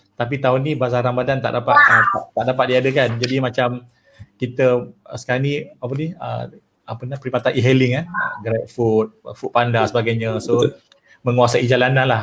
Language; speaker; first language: Malay; native; Malay